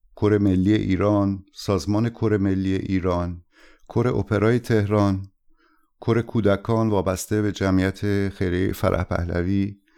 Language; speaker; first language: Persian; native; Persian